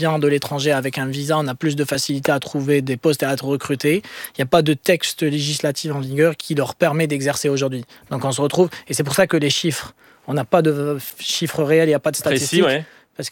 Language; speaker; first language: French; non-native, local second language; Arabic